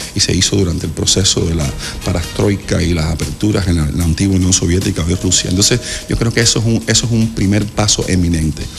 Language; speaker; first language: Spanish; native; Spanish